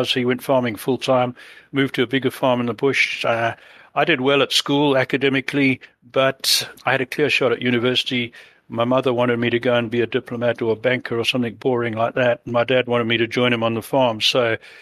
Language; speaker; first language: English; native; English